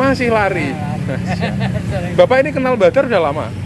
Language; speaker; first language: Indonesian; non-native, local second language; Javanese